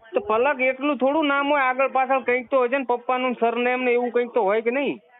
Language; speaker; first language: Gujarati; native; Gujarati